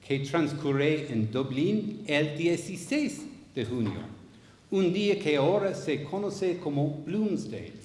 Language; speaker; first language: Spanish; non-native, fluent; English